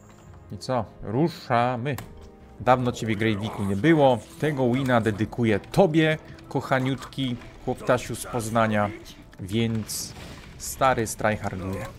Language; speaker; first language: Polish; native; Polish